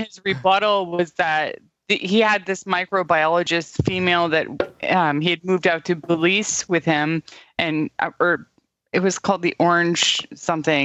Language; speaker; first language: English; native; English